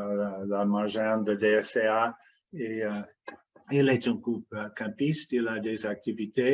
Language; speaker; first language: French; non-native, fluent; English